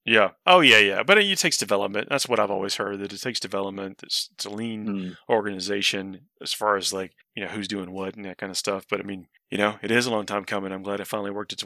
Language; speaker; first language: English; native; English